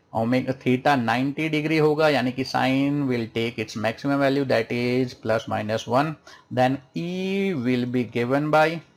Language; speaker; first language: Hindi; native; Hindi